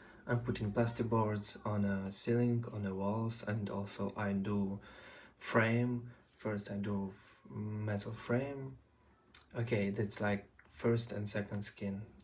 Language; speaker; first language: English; non-native, learner; Ukrainian